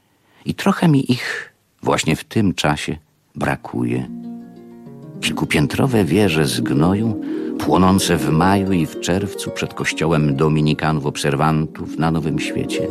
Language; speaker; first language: Polish; native; Polish